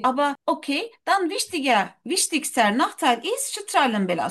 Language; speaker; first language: German; non-native, learner; Turkish